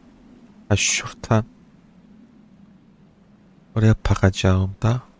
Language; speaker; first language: Turkish; native; Turkish